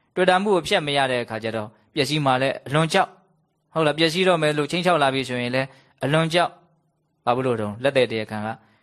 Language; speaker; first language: Burmese; native; Burmese